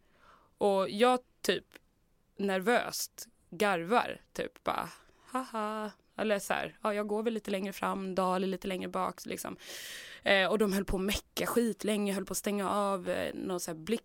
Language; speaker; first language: Swedish; native; Swedish